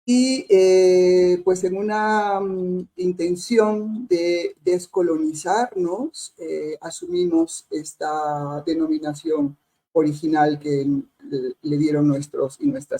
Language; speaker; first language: Spanish; native; Spanish